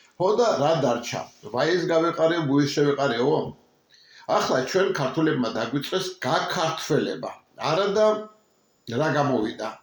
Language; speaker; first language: Georgian; non-native, local second language; Mingrelian